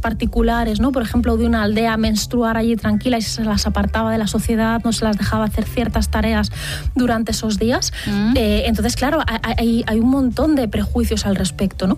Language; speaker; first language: Spanish; native; Spanish